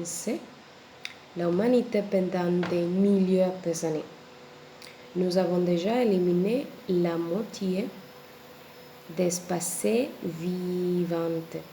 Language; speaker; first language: French; non-native, learner; Spanish